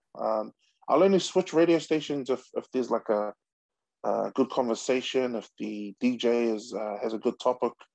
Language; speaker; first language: English; native; English